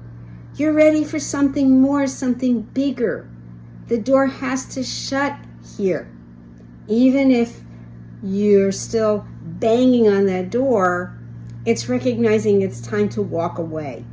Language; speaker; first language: English; native; English